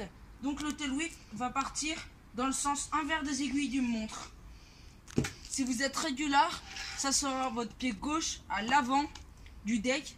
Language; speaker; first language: French; native; French